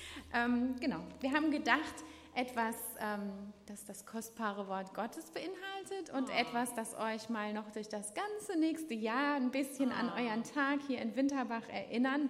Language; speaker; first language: German; native; German